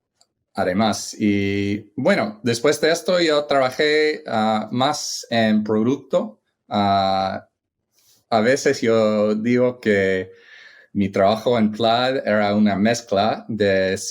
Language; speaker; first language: Spanish; non-native, fluent; English